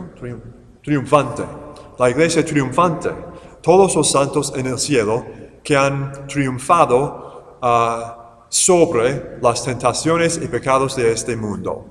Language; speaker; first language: Spanish; non-native, fluent; English